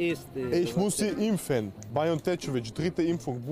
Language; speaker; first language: German; early bilingual, other home language; Russian